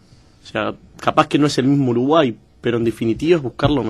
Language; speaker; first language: Spanish; native; Spanish